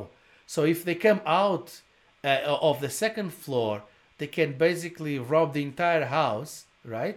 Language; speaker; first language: English; non-native, fluent; Portuguese